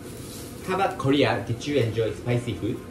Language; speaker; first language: English; non-native, learner; Japanese